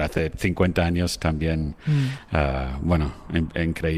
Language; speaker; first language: Spanish; non-native, fluent; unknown